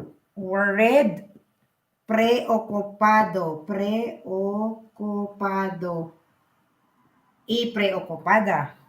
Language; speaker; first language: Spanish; non-native, learner; Filipino